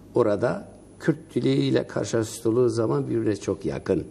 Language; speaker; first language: Turkish; non-native, local second language; Kurdish